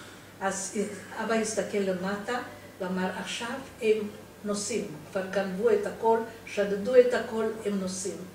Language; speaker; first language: Hebrew; non-native, fluent; Romanian